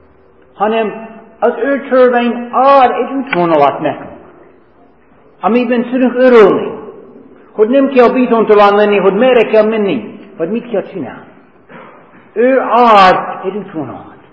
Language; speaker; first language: Hungarian; non-native, fluent; English